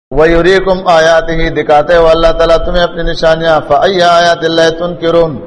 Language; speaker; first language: Urdu; non-native, local second language; Pashto